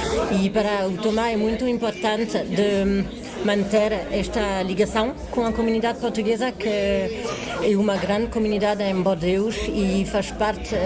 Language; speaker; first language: Portuguese; non-native, fluent; French